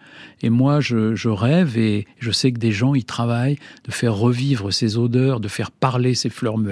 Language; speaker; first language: French; native; French